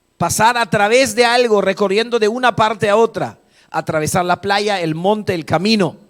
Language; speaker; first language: Spanish; non-native, fluent; German